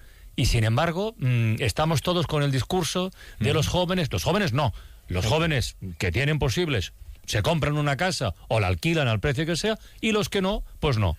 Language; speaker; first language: Spanish; native; Spanish